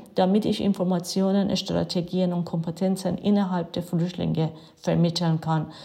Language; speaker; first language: German; non-native, fluent; Persian